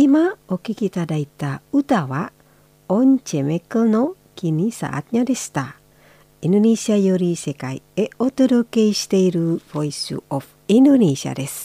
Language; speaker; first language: Japanese; non-native, fluent; Indonesian